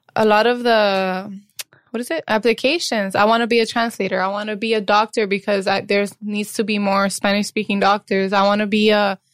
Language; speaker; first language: English; early bilingual, other home language; Spanish